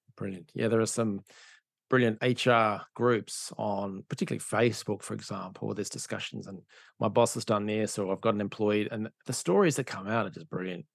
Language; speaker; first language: English; native; English